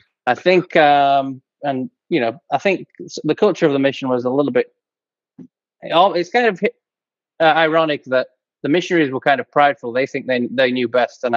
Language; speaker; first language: English; native; English